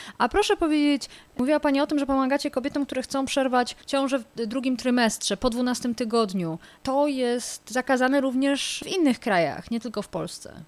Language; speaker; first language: Polish; native; Polish